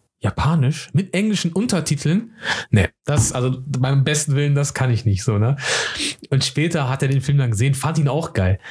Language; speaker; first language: German; early bilingual, other home language; Turkish